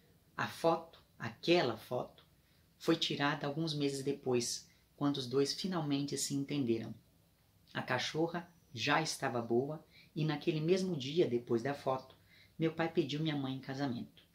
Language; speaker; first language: Portuguese; native; Portuguese